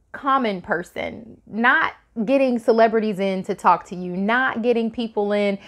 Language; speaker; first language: English; native; English